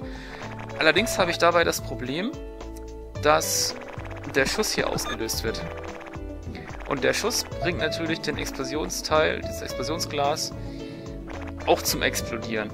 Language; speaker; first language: German; native; German